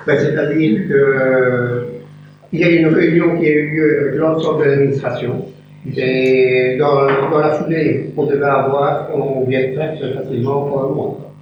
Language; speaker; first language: French; native; French